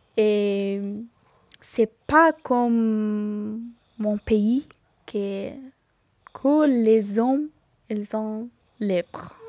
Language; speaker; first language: French; non-native, learner; Persian